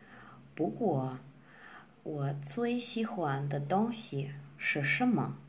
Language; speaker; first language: Chinese; non-native, learner; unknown